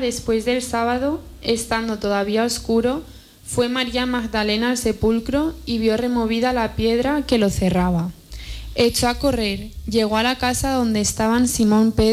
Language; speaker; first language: Spanish; native; Spanish